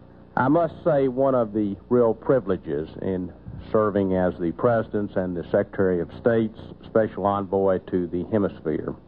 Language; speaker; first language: English; native; English